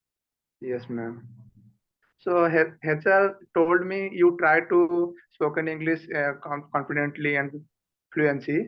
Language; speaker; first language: English; non-native, learner; Odia